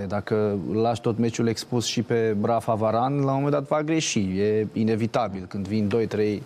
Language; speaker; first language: Romanian; native; Romanian